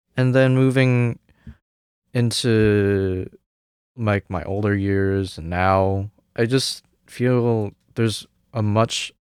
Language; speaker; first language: English; early bilingual, other home language; Cantonese